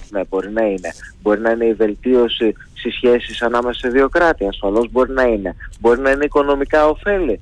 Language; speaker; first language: Greek; native; Greek